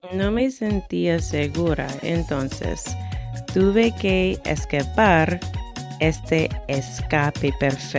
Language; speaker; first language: Spanish; non-native, fluent; English